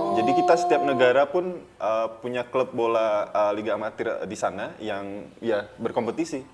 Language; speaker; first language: Indonesian; native; Indonesian